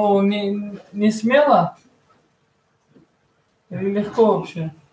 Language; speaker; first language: Russian; non-native, fluent; Tajik